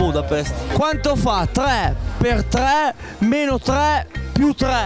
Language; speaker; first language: Italian; native; Italian